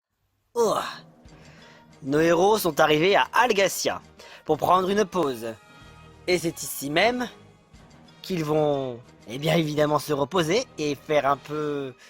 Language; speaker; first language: French; native; French